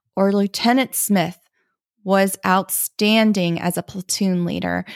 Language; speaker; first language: English; early bilingual, other home language; German